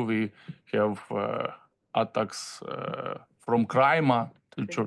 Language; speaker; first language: English; non-native, learner; Ukrainian